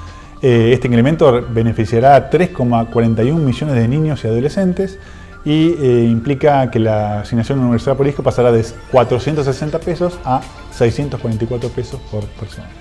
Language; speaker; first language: Spanish; native; Spanish